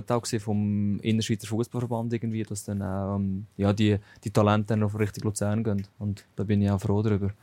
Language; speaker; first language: German; native; German